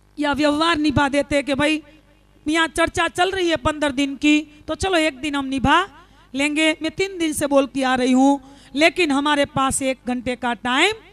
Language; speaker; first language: Hindi; non-native, local second language; Gujarati